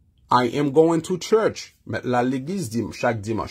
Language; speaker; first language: English; non-native, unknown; Haitian Creole